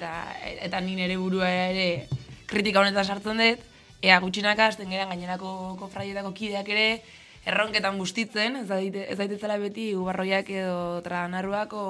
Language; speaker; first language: Basque; native; Basque